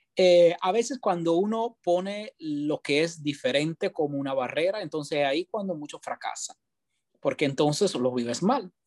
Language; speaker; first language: Spanish; non-native, fluent; Italian